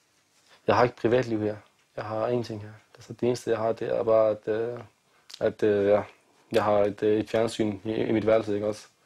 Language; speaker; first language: Danish; non-native, fluent; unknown